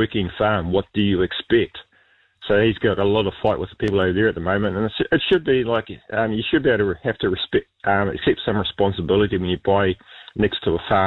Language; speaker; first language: English; native; English